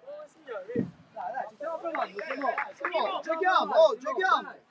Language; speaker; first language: Italian; native; Italian